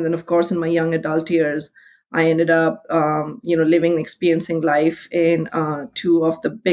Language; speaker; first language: English; non-native, local second language; Hindi